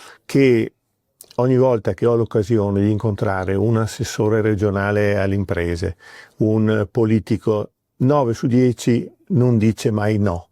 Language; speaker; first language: Italian; native; Italian